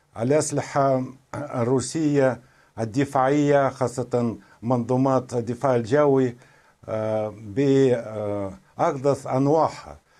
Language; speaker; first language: Arabic; non-native, fluent; Russian